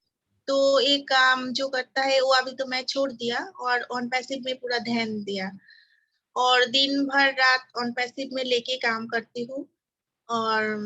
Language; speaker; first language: Hindi; non-native, local second language; Bangla